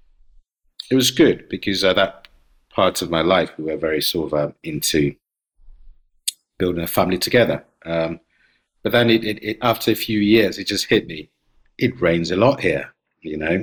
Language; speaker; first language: English; non-native, local second language; Akan